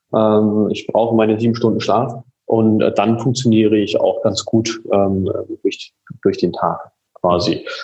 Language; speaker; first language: German; native; German